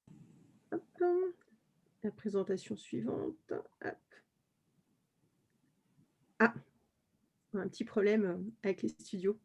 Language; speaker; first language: French; native; French